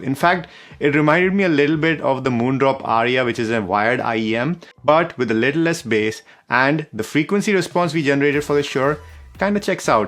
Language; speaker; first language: English; non-native, fluent; Dutch